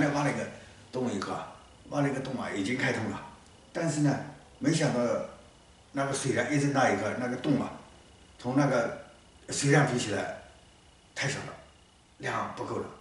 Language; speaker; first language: Chinese; native; Chinese